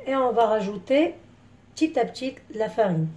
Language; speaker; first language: French; non-native, local second language; Arabic